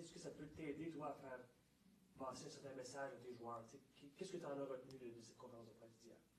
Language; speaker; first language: French; native; French